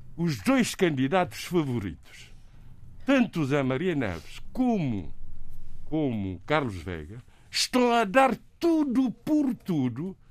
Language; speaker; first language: Portuguese; non-native, local second language; Kabuverdianu